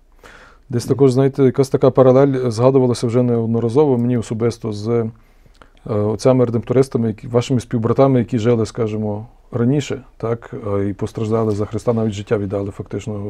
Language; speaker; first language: Ukrainian; native; Ukrainian